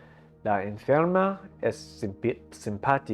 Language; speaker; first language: Spanish; non-native, learner; English